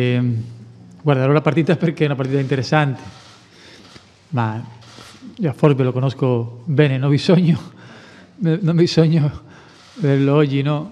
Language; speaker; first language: Italian; non-native, fluent; Spanish